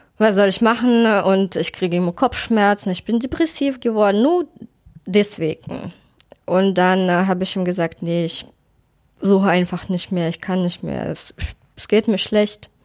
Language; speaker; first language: German; non-native, fluent; Russian